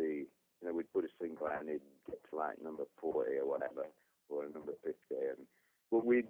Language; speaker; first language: English; native; English